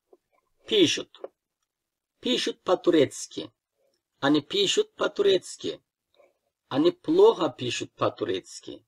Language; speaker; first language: Russian; non-native, fluent; Turkish